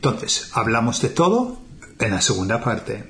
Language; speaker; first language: Spanish; non-native, fluent; English